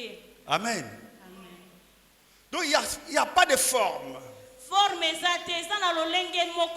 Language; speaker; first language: French; non-native, local second language; Lingala